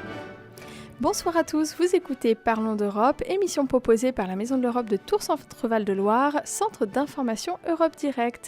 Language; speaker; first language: French; native; French